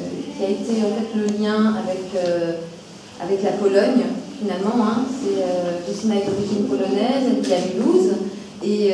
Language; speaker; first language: French; native; French